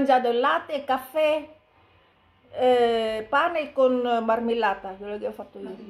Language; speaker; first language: Italian; non-native, fluent; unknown